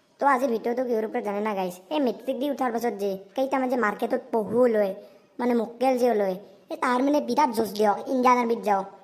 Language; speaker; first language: Assamese; native; Assamese